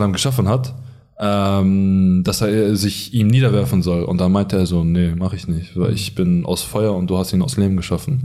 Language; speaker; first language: German; early bilingual, other home language; Arabic